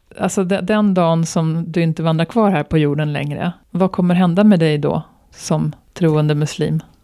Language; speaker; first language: Swedish; native; Swedish